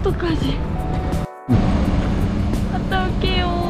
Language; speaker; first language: Korean; non-native, fluent; Japanese